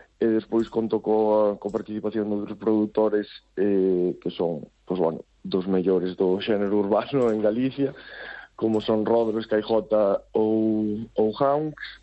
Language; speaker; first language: Galician; native; Galician